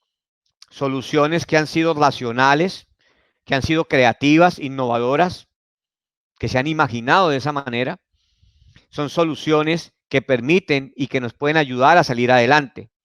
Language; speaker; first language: Spanish; native; Spanish